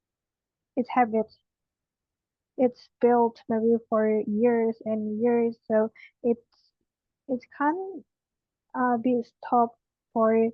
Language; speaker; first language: English; non-native, learner; Indonesian